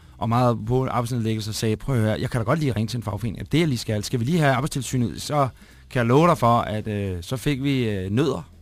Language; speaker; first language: Danish; native; Danish